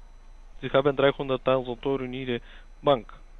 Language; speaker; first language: German; non-native, learner; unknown